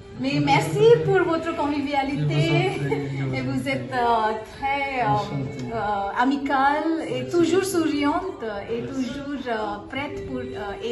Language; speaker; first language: French; non-native, learner; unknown